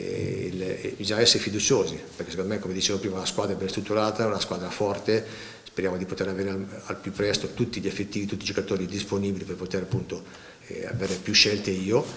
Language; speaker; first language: Italian; native; Italian